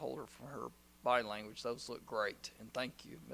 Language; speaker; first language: English; native; English